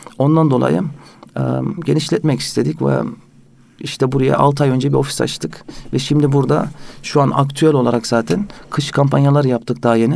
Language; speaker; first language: Turkish; early bilingual, heritage; Turkish